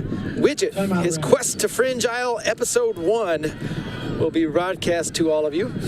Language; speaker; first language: English; native; English